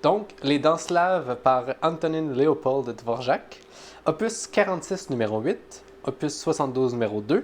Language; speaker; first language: French; native; French